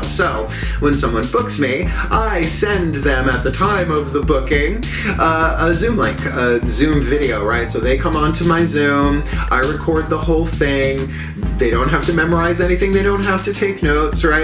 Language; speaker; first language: English; native; English